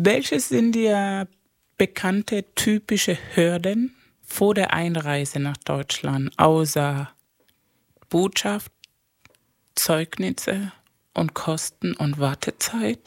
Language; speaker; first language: German; non-native, fluent; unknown